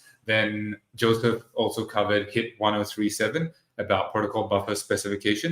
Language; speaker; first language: English; native; English